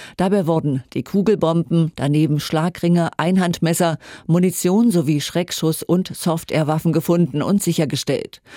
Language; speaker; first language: German; native; German